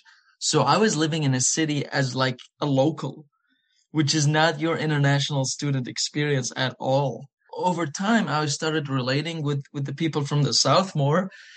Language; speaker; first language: English; non-native, fluent; Arabic